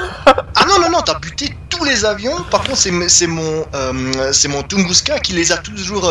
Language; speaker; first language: French; native; French